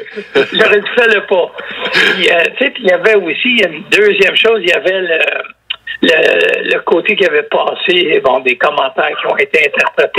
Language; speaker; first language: French; native; French